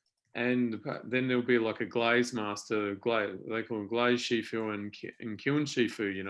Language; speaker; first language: English; native; English